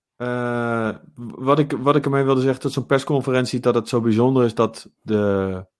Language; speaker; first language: Dutch; native; Dutch